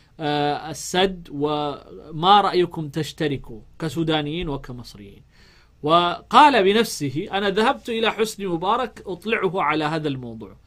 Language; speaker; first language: Arabic; non-native, fluent; Amharic